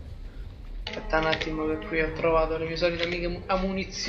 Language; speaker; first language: Italian; native; Italian